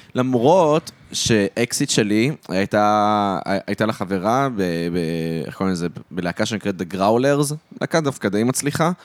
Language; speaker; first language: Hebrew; early bilingual, other home language; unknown